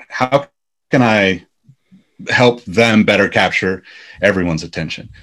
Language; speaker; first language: English; native; English